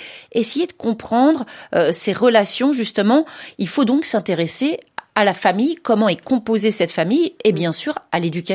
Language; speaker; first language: French; native; French